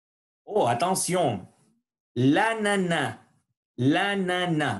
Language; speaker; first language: French; non-native, learner; Spanish